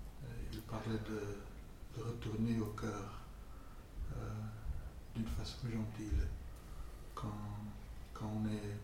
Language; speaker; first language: French; non-native, fluent; English